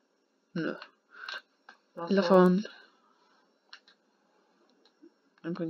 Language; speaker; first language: German; native; German